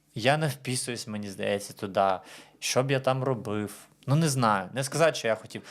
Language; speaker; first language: Ukrainian; non-native, fluent; Romanian